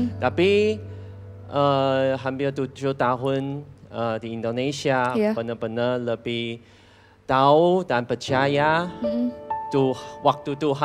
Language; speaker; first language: Indonesian; non-native, fluent; Chinese